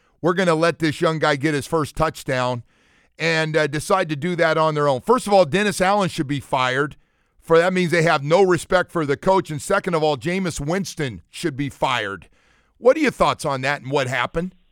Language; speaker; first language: English; native; English